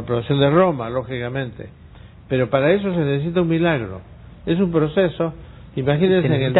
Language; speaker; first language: Spanish; native; Spanish